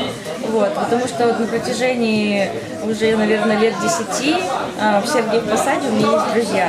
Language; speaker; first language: Russian; native; Russian